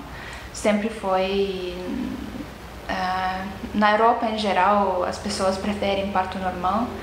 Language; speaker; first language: Portuguese; non-native, fluent; Estonian